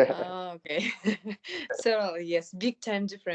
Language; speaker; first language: English; non-native, fluent; Kyrgyz